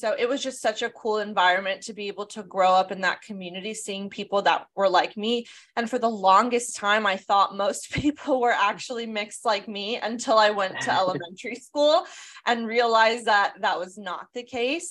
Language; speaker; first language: English; native; English